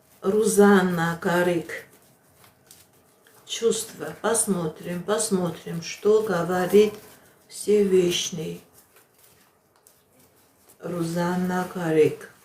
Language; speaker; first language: Russian; non-native, fluent; Armenian